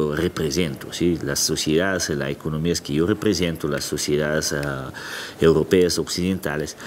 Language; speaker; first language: Spanish; non-native, fluent; Russian